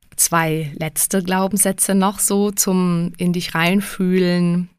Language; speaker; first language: German; early bilingual, other home language; Czech